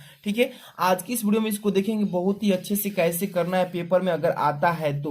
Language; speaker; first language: Hindi; native; Hindi